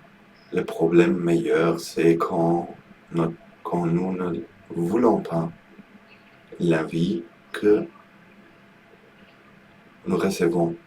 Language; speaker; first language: French; non-native, learner; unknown